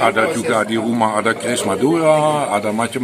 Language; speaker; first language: Indonesian; non-native, fluent; Dutch